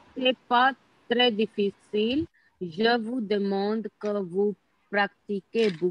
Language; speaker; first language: French; non-native, learner; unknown